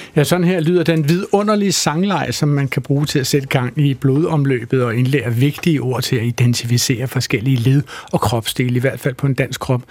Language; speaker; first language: Danish; native; Danish